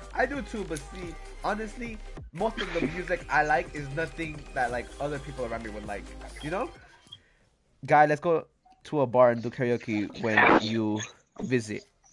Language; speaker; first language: English; native; English